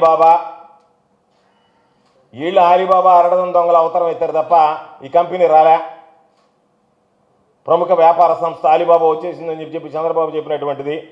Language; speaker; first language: Telugu; native; Telugu